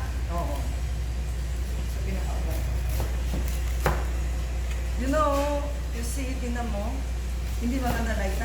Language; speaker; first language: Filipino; non-native, learner; Korean